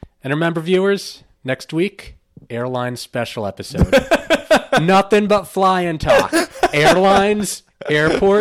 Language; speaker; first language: English; native; English